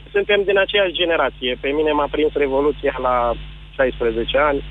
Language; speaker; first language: Romanian; native; Romanian